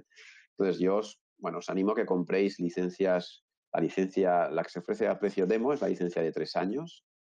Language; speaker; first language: Spanish; native; Spanish